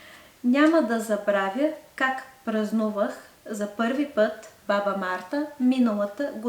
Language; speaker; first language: Bulgarian; non-native, fluent; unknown